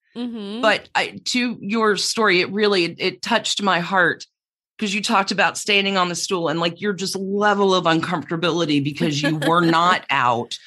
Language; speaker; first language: English; native; English